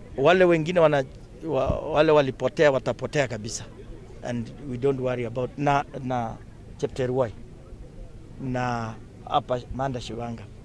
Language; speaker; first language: Swahili; non-native, local second language; Kalenjin